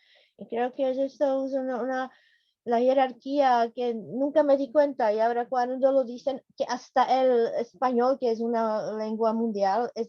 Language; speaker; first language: Spanish; non-native, fluent; Czech